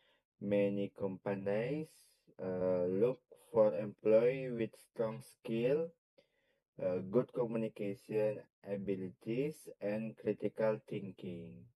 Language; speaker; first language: English; non-native, learner; Indonesian